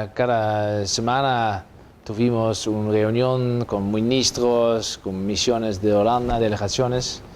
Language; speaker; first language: Spanish; non-native, fluent; Dutch